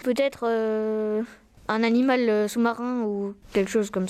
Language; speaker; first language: French; native; French